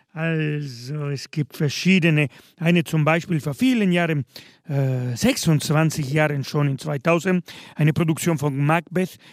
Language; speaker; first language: German; non-native, fluent; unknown